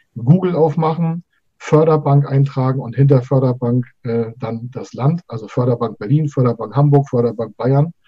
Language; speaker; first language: German; native; German